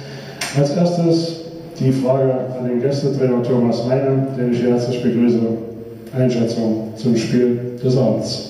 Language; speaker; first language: German; native; German